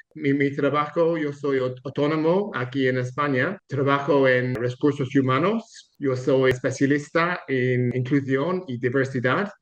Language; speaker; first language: Spanish; non-native, learner; English